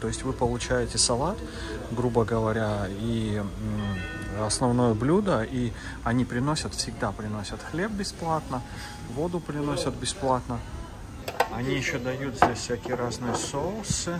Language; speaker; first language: Russian; native; Russian